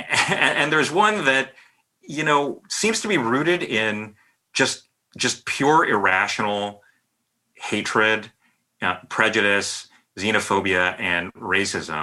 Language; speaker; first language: English; native; English